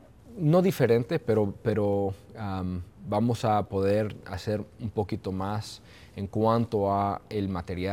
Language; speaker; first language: Spanish; early bilingual, heritage; Spanish